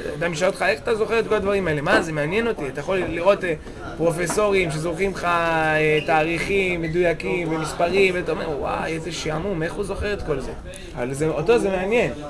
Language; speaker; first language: Hebrew; native; Hebrew